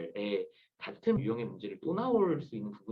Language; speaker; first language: Korean; native; Korean